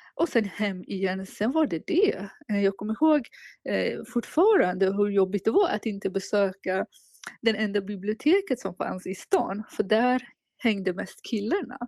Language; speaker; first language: Swedish; non-native, fluent; Persian